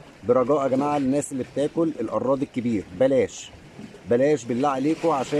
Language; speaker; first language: Arabic; native; Arabic